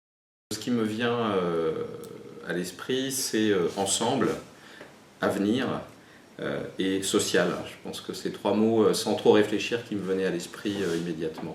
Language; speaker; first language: French; native; French